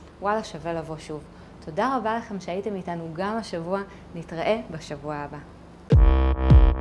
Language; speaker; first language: Hebrew; native; Hebrew